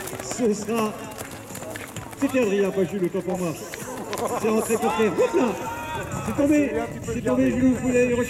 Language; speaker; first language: French; native; French